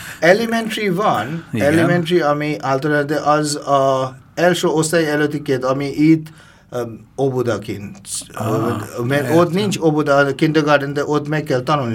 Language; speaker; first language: Hungarian; non-native, fluent; Bangla